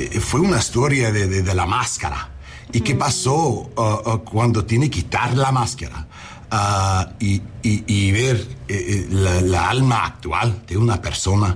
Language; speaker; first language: Spanish; early bilingual, heritage; Spanish